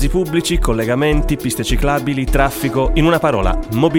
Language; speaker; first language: Italian; native; Italian